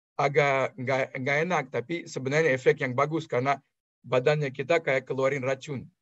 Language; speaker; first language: Indonesian; non-native, fluent; Russian